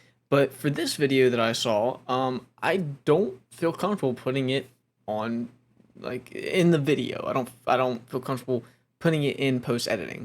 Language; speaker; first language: English; native; English